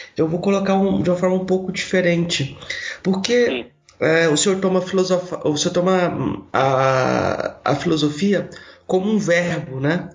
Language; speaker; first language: Portuguese; native; Portuguese